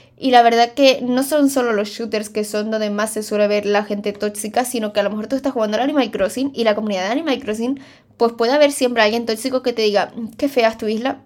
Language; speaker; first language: Spanish; early bilingual, other home language; Chinese